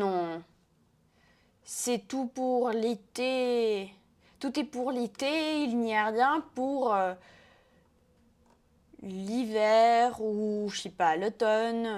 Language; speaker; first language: French; non-native, fluent; Russian